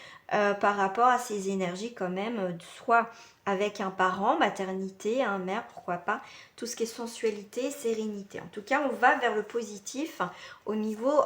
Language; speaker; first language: French; native; French